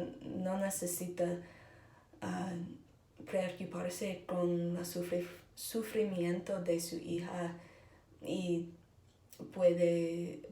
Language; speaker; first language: Spanish; non-native, learner; English